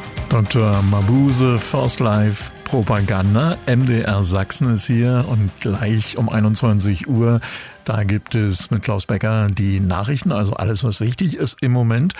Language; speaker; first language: German; native; German